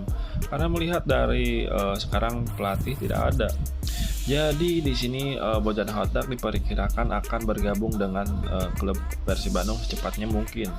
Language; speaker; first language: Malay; non-native, local second language; Sundanese